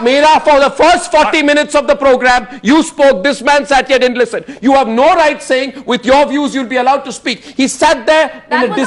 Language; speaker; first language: English; non-native, local second language; Hindi